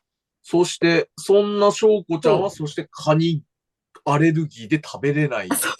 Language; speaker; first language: Japanese; native; Japanese